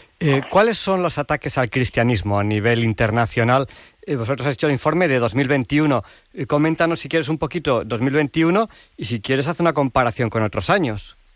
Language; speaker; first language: Spanish; native; Spanish